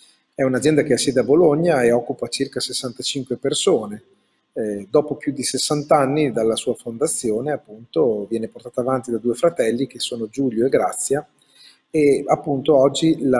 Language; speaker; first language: Italian; native; Italian